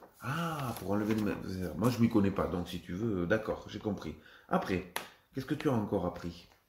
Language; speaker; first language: French; native; French